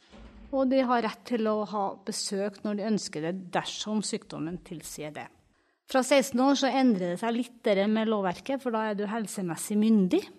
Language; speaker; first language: Norwegian; native; Norwegian